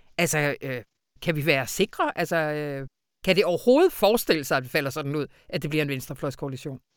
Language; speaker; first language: Danish; native; Danish